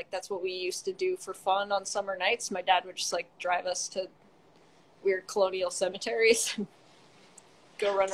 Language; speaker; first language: English; native; English